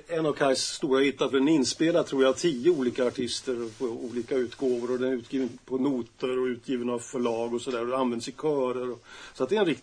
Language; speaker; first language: Swedish; native; Swedish